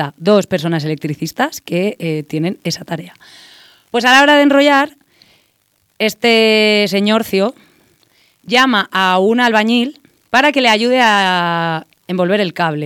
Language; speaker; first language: Spanish; native; Spanish